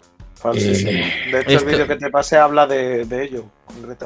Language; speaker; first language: Spanish; native; Spanish